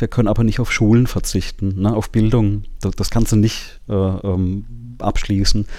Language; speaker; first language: German; native; German